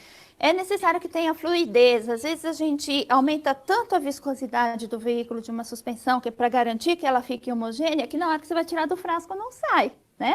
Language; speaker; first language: Portuguese; native; Portuguese